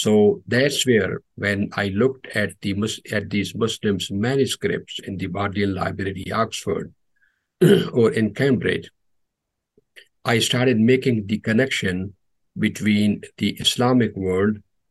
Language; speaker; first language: English; non-native, local second language; Urdu